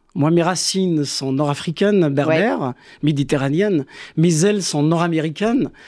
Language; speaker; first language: French; non-native, local second language; Kabyle